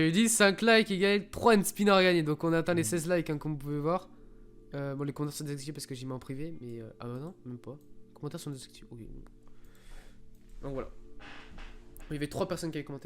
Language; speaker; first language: French; native; French